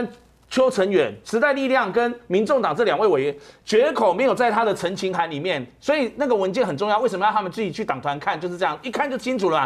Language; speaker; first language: Chinese; native; Chinese